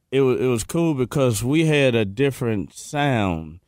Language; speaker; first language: English; native; English